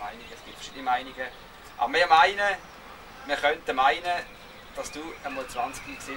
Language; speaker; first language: German; native; German